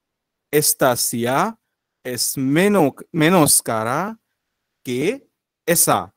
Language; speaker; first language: Spanish; non-native, fluent; Marathi